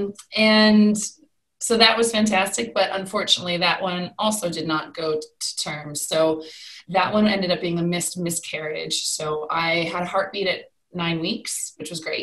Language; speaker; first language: English; native; English